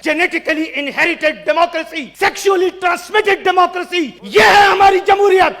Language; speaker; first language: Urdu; non-native, local second language; Pashto